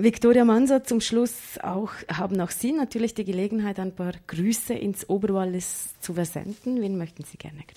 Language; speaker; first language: German; native; German